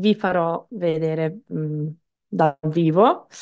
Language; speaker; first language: Italian; non-native, fluent; English